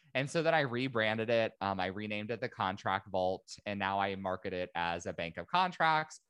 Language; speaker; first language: English; native; English